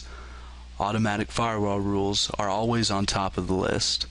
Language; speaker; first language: English; native; English